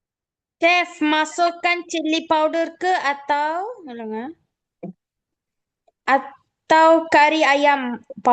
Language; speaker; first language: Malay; non-native, local second language; Tamil